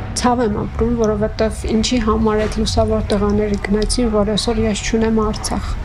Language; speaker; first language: Armenian; native; Armenian